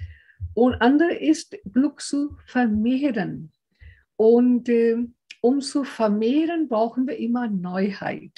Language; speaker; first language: German; non-native, fluent; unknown